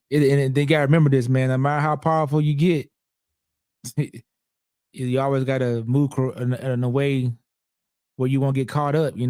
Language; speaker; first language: English; native; English